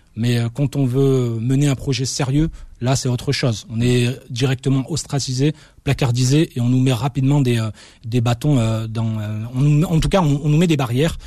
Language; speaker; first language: French; early bilingual, other home language; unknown